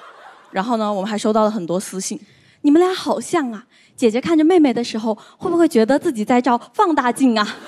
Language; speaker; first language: Chinese; native; Chinese